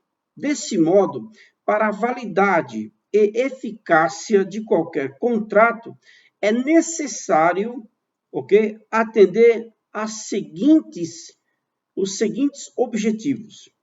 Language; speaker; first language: Portuguese; native; Portuguese